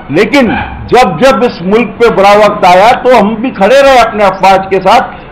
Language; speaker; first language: Urdu; non-native, local second language; Sindhi